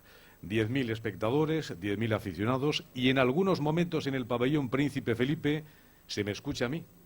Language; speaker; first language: Spanish; native; Spanish